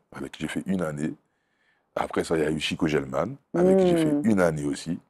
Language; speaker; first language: French; native; French